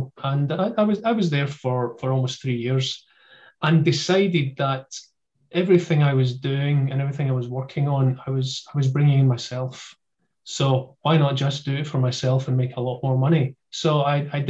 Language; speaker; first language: English; native; English